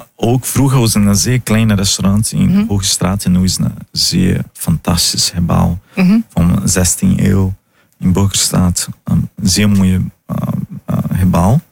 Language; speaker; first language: Dutch; non-native, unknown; Portuguese